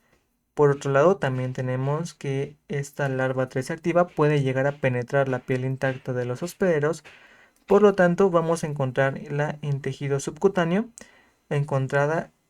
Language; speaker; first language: Spanish; native; Spanish